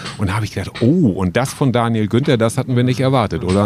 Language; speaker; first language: German; native; German